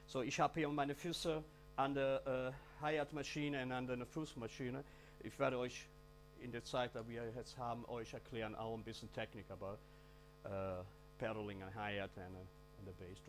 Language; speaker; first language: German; non-native, learner; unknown